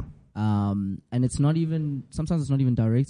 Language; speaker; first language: English; non-native, local second language; Zulu